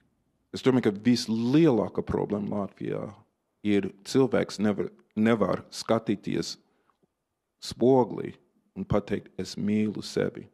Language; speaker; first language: Latvian; non-native, fluent; English